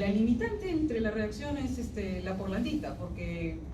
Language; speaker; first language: Spanish; native; Spanish